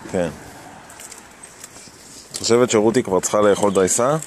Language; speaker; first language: Hebrew; native; Hebrew